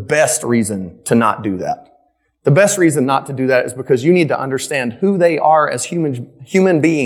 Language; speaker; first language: English; native; English